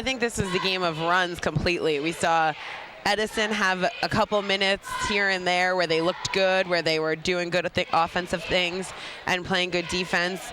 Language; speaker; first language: English; native; English